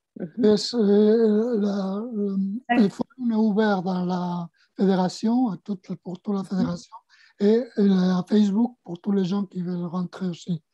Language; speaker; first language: French; non-native, fluent; Spanish